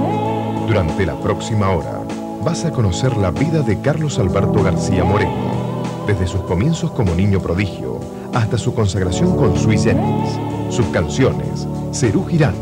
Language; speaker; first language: Spanish; native; Spanish